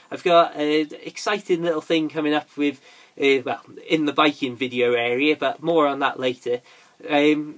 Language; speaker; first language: English; native; English